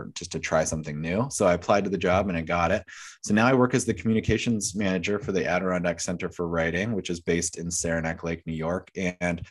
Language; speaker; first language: English; native; English